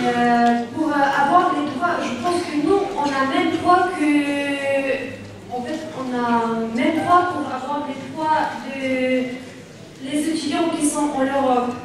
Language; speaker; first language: French; non-native, learner; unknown